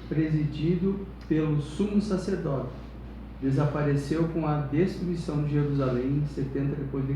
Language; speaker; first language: Portuguese; native; Portuguese